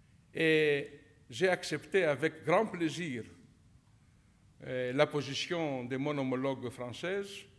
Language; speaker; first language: French; non-native, fluent; Greek